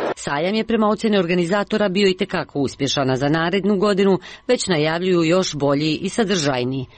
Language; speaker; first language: Croatian; native; Croatian